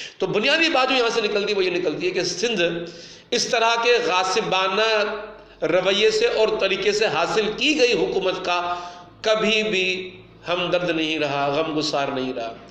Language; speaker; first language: Urdu; non-native, local second language; Sindhi